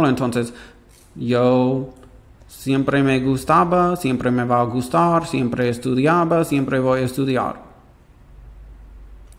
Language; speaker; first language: Spanish; non-native, fluent; English